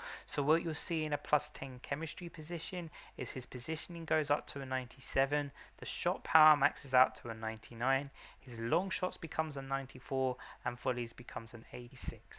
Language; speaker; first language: English; native; English